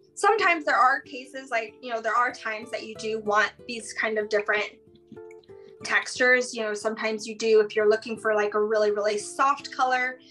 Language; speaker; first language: English; native; English